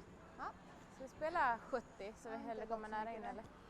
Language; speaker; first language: Swedish; native; Swedish